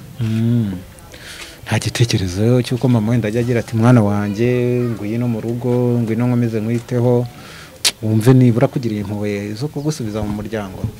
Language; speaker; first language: Kinyarwanda; native; Kinyarwanda